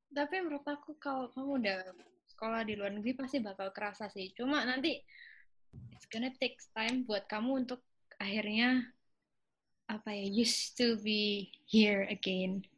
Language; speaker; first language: Indonesian; native; Indonesian